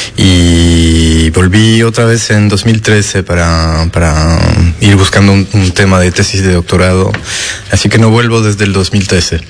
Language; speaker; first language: Spanish; non-native, fluent; French